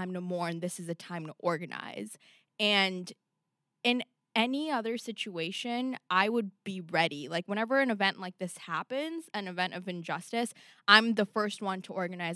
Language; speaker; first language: English; non-native, local second language; Urdu